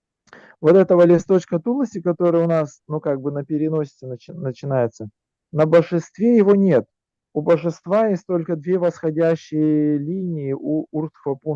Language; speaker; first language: Russian; native; Russian